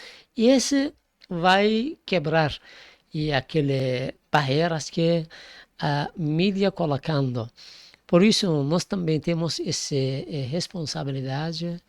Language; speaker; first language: Portuguese; non-native, fluent; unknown